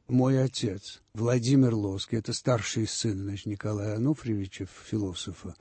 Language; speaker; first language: Russian; early bilingual, heritage; Russian